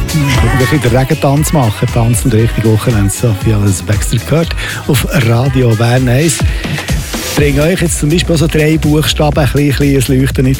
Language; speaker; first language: German; native; German